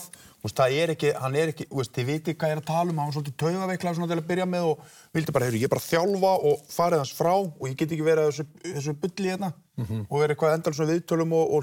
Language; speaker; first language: Icelandic; native; Icelandic